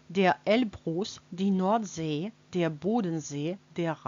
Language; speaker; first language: German; non-native, fluent; Russian